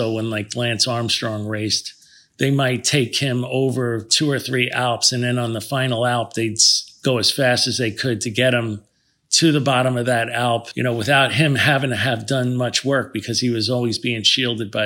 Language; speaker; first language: English; native; English